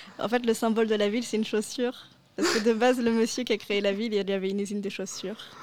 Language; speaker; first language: French; native; French